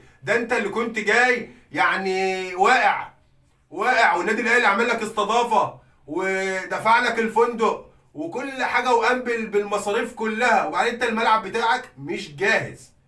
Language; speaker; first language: Arabic; native; Arabic